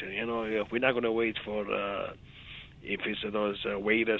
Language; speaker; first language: English; non-native, fluent; Serbian